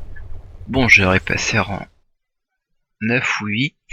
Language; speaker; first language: French; native; French